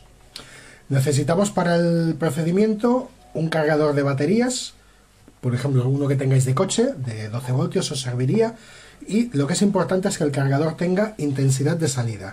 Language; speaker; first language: Spanish; native; Spanish